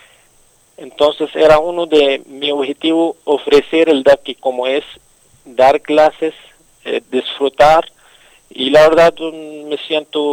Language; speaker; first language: Spanish; non-native, local second language; Arabic